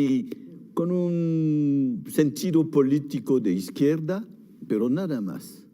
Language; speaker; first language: Spanish; non-native, fluent; French